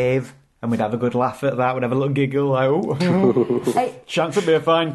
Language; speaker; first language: English; native; English